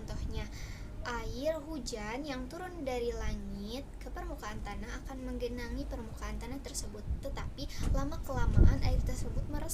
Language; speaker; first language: Indonesian; native; Indonesian